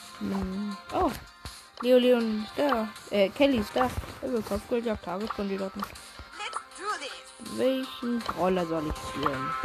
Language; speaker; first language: German; native; German